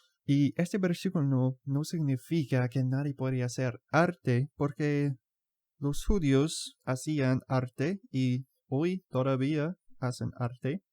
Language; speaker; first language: Spanish; non-native, fluent; English